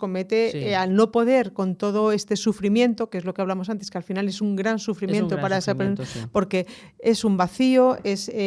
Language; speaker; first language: Spanish; native; Spanish